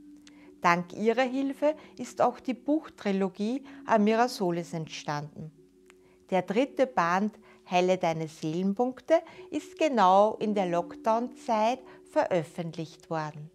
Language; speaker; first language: German; native; German